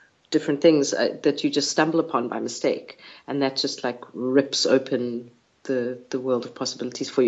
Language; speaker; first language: English; native; English